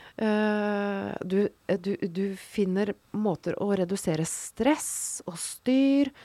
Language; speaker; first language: Norwegian; native; Norwegian